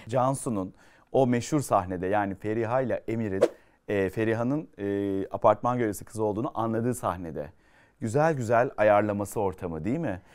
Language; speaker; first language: Turkish; native; Turkish